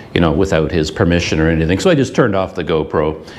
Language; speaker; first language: English; native; English